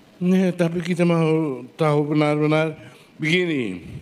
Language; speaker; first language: Indonesian; non-native, fluent; Portuguese